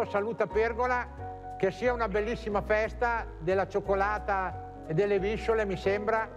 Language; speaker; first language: Italian; native; Italian